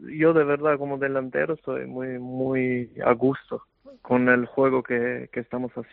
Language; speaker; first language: Spanish; non-native, fluent; Albanian